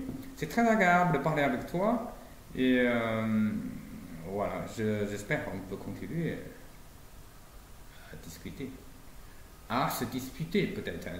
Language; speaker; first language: French; non-native, fluent; Chinese